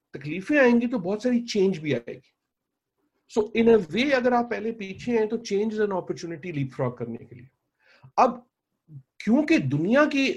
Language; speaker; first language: Urdu; native; Urdu